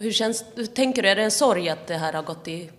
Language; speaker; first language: Swedish; native; Swedish